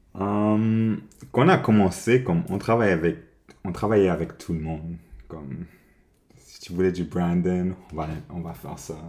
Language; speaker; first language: French; early bilingual, other home language; English